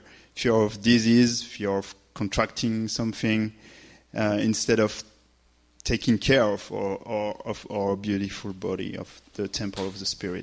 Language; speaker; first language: English; non-native, fluent; French